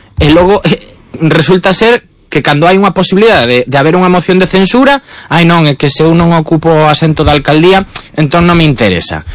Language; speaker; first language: Galician; native; Galician